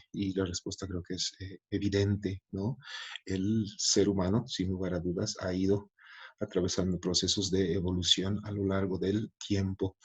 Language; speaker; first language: Spanish; native; Spanish